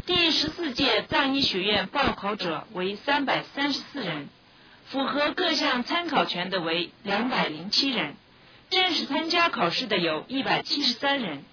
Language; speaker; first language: Chinese; native; Chinese